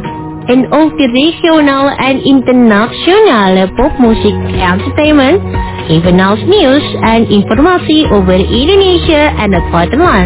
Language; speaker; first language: Dutch; non-native, learner; Indonesian